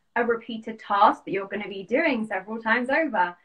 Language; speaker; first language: English; native; English